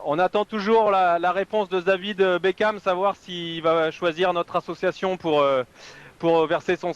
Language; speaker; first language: French; native; French